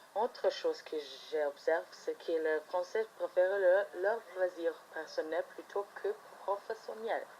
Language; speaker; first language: French; non-native, fluent; German